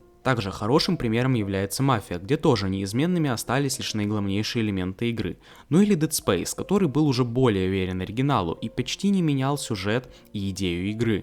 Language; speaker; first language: Russian; native; Russian